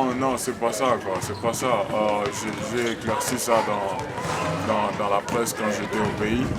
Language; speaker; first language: French; non-native, local second language; Swahili